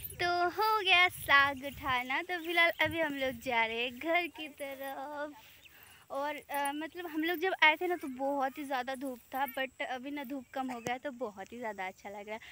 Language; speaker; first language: Hindi; non-native, local second language; Bangla